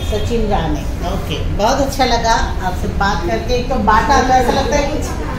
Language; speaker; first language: Hindi; non-native, local second language; Bangla